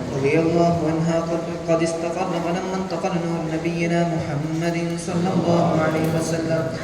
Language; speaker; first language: Arabic; non-native, fluent; Malayalam